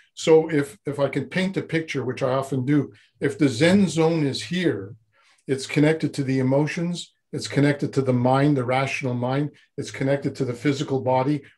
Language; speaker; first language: English; native; English